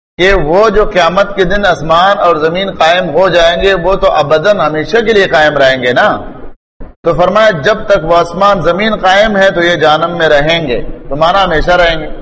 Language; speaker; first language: Urdu; non-native, local second language; Pashto